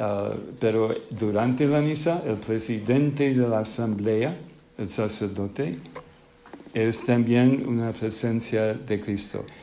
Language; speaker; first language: Spanish; non-native, fluent; English